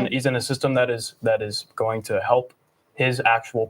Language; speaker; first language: English; native; English